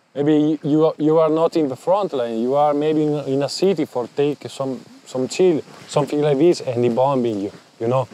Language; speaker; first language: English; non-native, learner; Italian